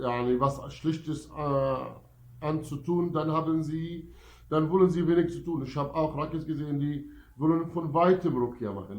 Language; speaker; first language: German; non-native, fluent; Arabic